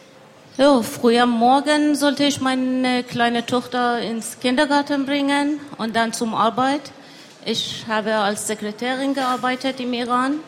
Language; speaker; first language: German; non-native, learner; Persian